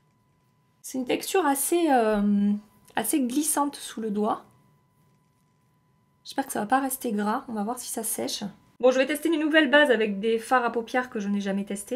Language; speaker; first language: French; native; French